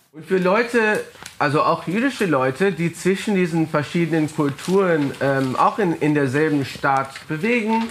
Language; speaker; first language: German; non-native, fluent; English